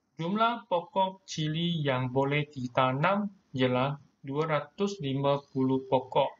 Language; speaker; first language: Malay; non-native, local second language; Chinese